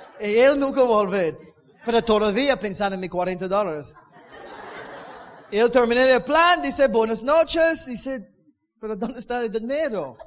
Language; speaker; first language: Spanish; non-native, learner; English